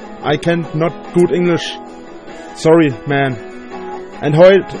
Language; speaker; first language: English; non-native, learner; German